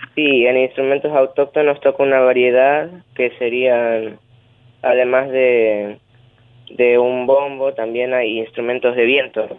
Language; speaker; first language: Spanish; native; Spanish